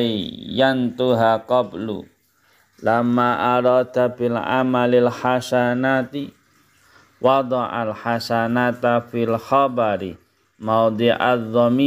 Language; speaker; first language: Arabic; non-native, fluent; Indonesian